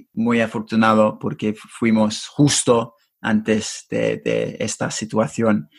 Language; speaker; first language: Spanish; non-native, fluent; English